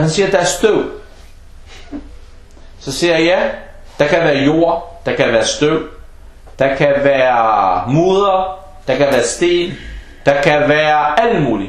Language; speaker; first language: Danish; non-native, fluent; Arabic